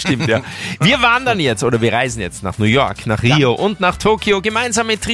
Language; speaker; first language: German; native; German